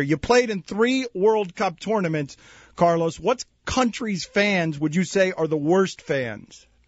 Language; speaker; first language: English; early bilingual, other home language; Spanish